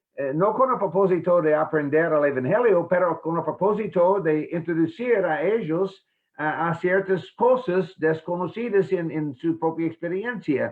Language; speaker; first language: Spanish; non-native, fluent; English